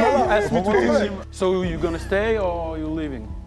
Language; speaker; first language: English; non-native, learner; French